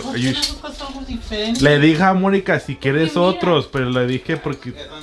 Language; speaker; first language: Spanish; early bilingual, other home language; English